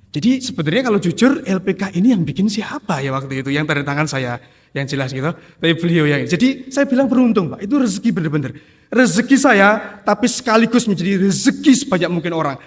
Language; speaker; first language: Indonesian; non-native, local second language; Javanese